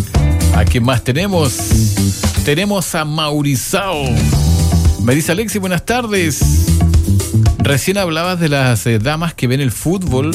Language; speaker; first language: Spanish; native; Spanish